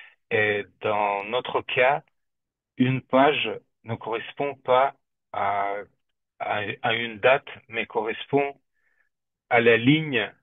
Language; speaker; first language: French; non-native, fluent; Russian